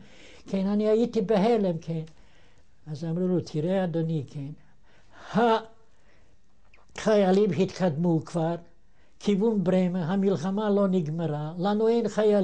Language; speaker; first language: Hebrew; non-native, fluent; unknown